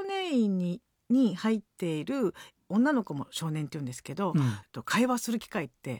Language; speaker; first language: Japanese; native; Japanese